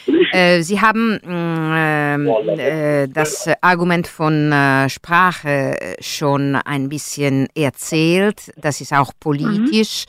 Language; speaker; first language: German; non-native, learner; Italian